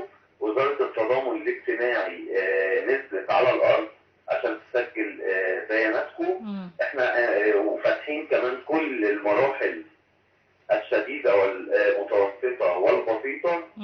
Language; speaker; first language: Arabic; native; Arabic